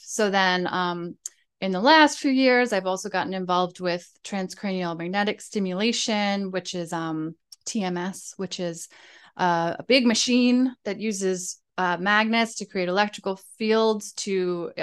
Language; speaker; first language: English; native; English